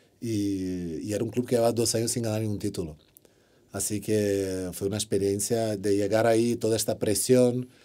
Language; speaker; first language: Spanish; non-native, fluent; Portuguese